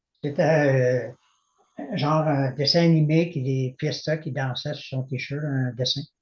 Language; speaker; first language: French; native; French